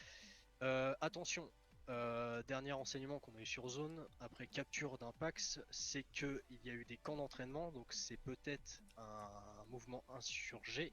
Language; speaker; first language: French; native; French